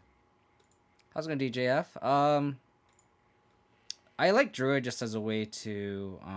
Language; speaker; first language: English; native; English